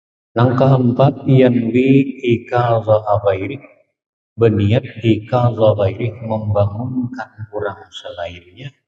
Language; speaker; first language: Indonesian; non-native, local second language; Banjar